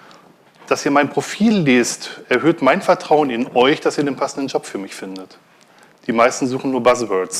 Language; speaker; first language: German; native; German